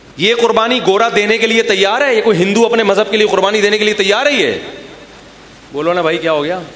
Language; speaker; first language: Urdu; native; Urdu